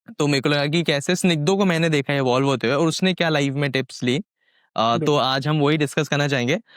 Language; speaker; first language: Hindi; native; Hindi